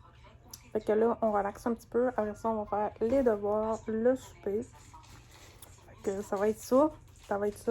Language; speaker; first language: French; native; French